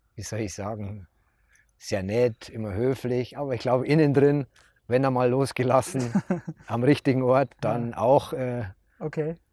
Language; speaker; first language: German; native; German